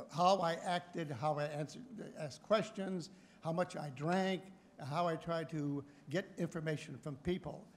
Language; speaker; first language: English; early bilingual, other home language; Polish